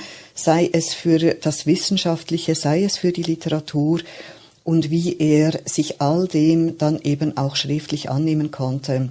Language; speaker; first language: German; native; German